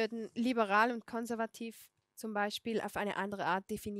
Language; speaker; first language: German; non-native, fluent; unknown